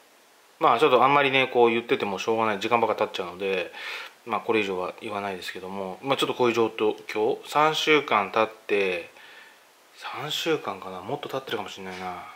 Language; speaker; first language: Japanese; native; Japanese